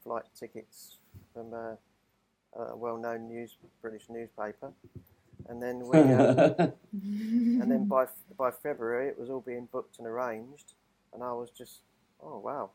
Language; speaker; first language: English; native; English